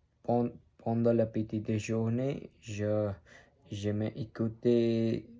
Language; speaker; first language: French; non-native, learner; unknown